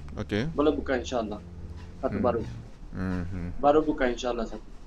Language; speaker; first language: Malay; non-native, learner; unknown